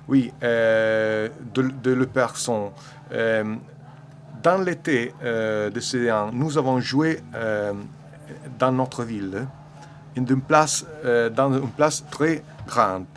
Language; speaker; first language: French; non-native, learner; Italian